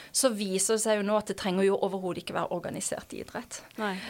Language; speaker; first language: Norwegian; native; Norwegian